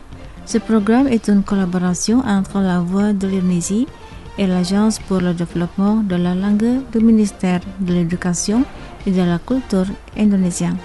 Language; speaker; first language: French; non-native, fluent; Indonesian